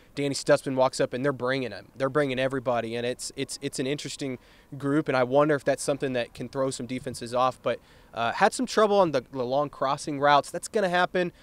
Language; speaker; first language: English; native; English